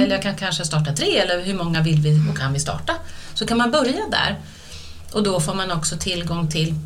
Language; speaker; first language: Swedish; native; Swedish